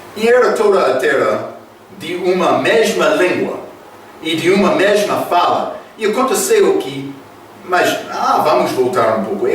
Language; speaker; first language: Portuguese; non-native, fluent; English